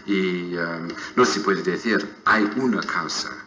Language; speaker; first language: Spanish; non-native, fluent; English